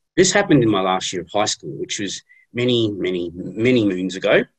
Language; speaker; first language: English; native; English